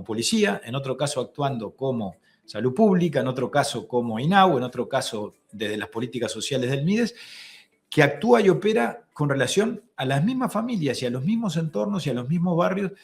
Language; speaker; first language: Spanish; native; Spanish